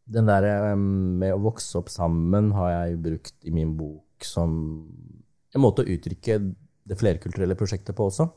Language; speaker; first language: Norwegian; early bilingual, other home language; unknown